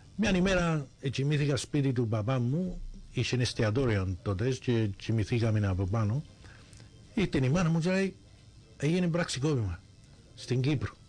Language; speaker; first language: Greek; early bilingual, heritage; Greek